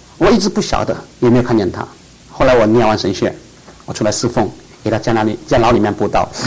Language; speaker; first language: Chinese; non-native, local second language; Cantonese